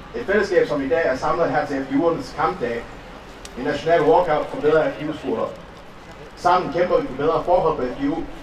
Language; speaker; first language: Danish; non-native, fluent; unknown